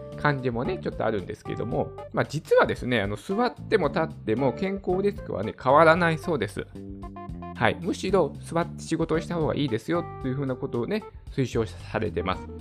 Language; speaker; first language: Japanese; native; Japanese